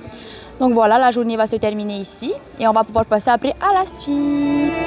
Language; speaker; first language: French; native; French